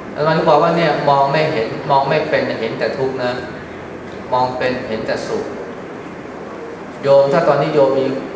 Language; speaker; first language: Thai; native; Thai